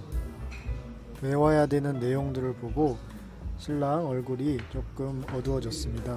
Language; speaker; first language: Korean; native; Korean